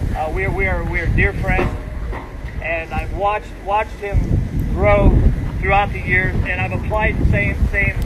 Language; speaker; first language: English; native; English